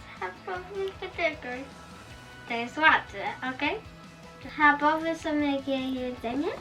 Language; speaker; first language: Polish; early bilingual, heritage; Polish